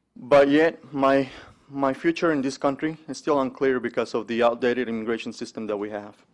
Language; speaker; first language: English; early bilingual, other home language; Spanish